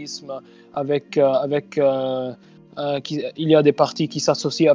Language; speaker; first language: French; non-native, local second language; Arabic